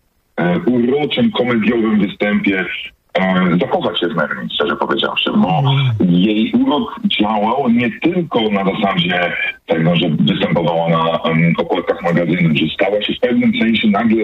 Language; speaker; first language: Polish; native; Polish